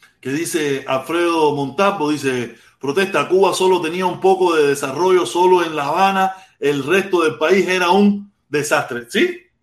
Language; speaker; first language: Spanish; native; Spanish